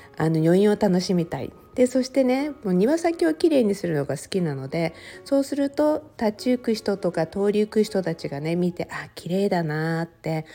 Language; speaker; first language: Japanese; native; Japanese